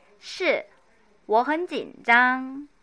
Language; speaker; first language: Chinese; non-native, fluent; Korean